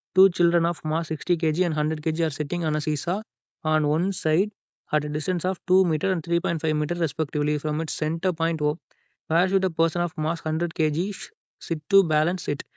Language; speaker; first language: English; non-native, local second language; Tamil